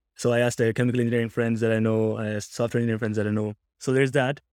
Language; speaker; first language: English; native; English